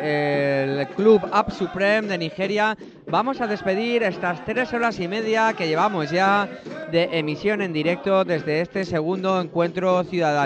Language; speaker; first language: Spanish; native; Spanish